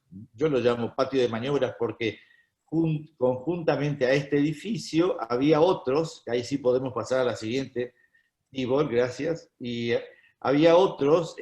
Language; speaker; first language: Spanish; native; Spanish